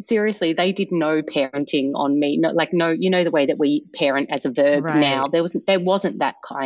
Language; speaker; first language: English; native; English